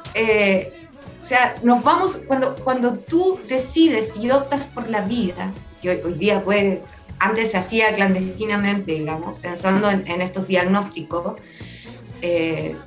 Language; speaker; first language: Spanish; native; Spanish